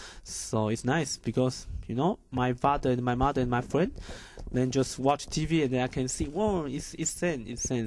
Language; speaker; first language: English; non-native, learner; Chinese